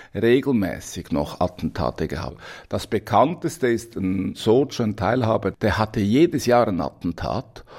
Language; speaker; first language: German; native; German